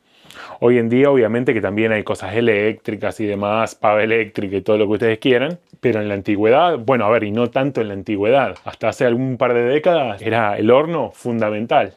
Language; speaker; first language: Spanish; native; Spanish